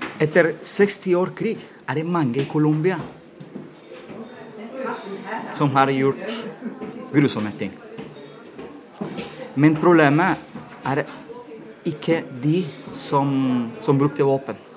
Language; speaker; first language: Norwegian; non-native, fluent; Spanish